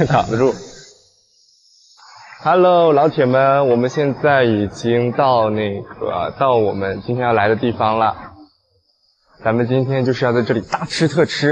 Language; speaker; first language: Chinese; native; Chinese